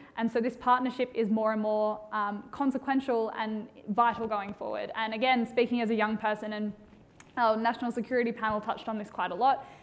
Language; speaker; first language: English; native; English